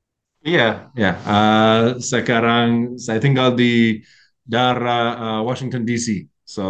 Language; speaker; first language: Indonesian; non-native, learner; English